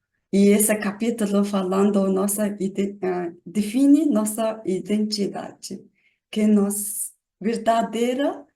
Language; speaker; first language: Portuguese; non-native, learner; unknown